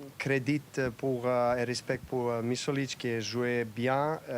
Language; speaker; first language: French; non-native, learner; Serbian